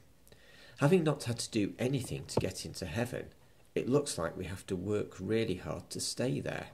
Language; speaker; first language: English; native; English